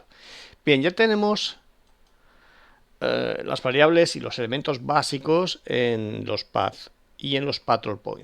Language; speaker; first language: Spanish; native; Spanish